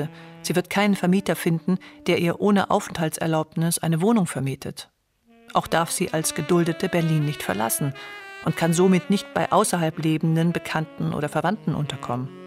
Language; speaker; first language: German; native; German